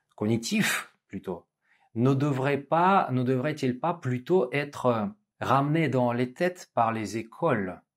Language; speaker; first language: French; non-native, fluent; Russian